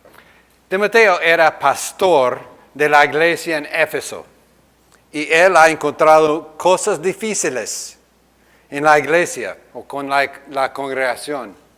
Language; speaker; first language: Spanish; non-native, fluent; English